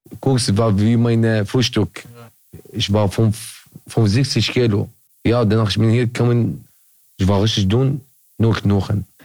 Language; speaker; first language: German; non-native, learner; Arabic